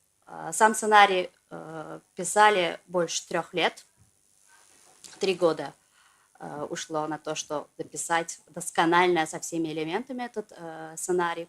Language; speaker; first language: Russian; non-native, local second language; Uzbek